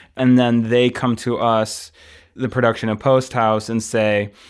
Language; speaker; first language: English; native; English